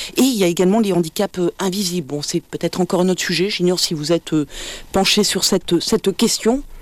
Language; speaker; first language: French; native; French